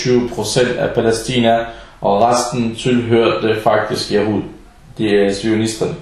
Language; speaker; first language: Danish; early bilingual, other home language; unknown